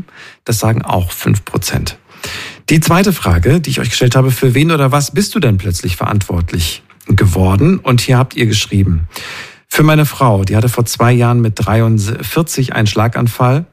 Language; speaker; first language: German; native; German